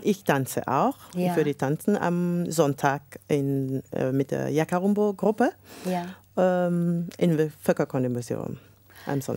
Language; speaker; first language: German; non-native, fluent; French